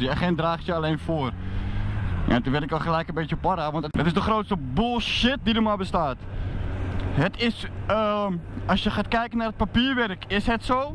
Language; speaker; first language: Dutch; native; Dutch